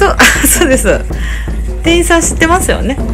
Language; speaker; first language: Japanese; native; Japanese